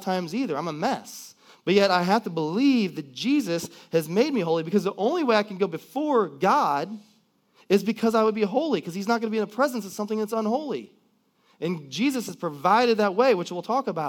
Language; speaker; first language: English; native; English